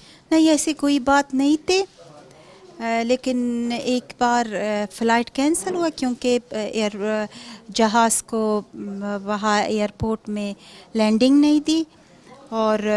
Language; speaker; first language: Hindi; non-native, fluent; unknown